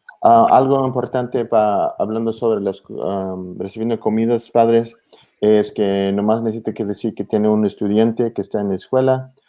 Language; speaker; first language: Spanish; early bilingual, heritage; English